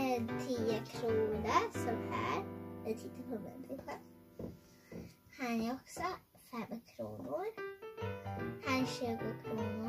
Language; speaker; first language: Swedish; early bilingual, other home language; Hungarian